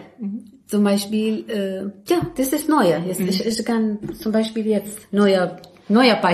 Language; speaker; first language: German; non-native, learner; Arabic